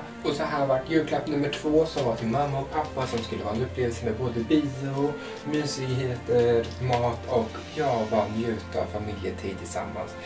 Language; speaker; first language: Swedish; native; Swedish